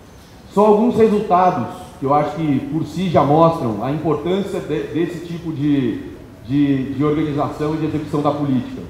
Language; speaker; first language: Portuguese; native; Portuguese